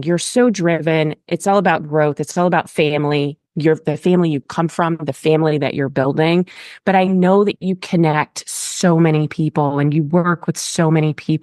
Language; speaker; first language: English; native; English